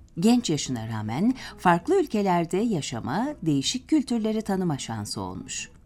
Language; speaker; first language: Turkish; native; Turkish